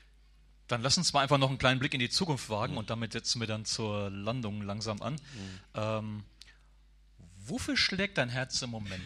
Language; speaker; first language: German; native; German